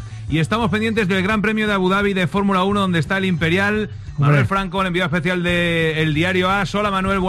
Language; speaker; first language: Spanish; native; Spanish